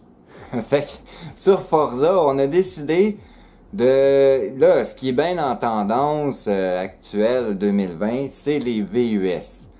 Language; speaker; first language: French; native; French